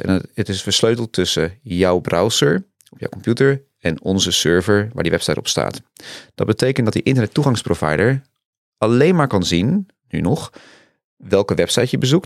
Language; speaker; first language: Dutch; native; Dutch